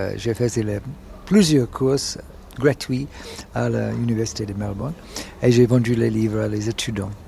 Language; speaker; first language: French; non-native, fluent; English